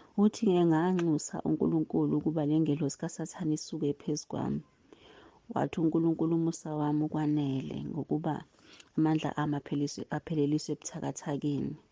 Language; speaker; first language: Zulu; native; Zulu